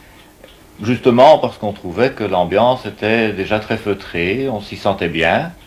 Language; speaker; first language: French; native; French